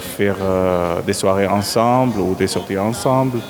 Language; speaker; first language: French; non-native, fluent; Arabic